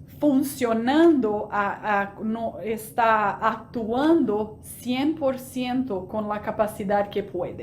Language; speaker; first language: Spanish; non-native, fluent; Portuguese